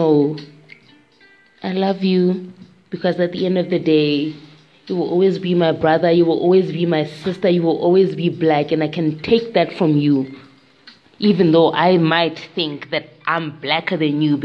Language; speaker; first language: English; non-native, local second language; Tswana